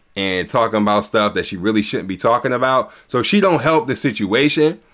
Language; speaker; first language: English; native; English